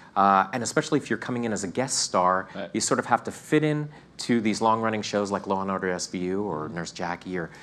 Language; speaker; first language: English; native; English